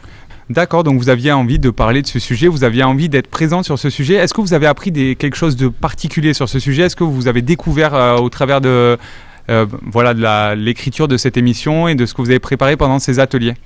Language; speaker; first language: French; native; French